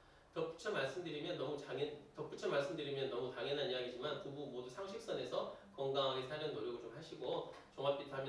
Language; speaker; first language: Korean; native; Korean